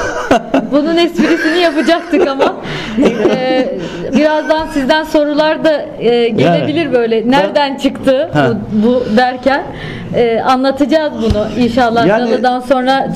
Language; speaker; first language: Turkish; native; Turkish